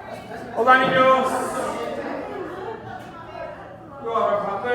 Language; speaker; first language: Spanish; non-native, fluent; English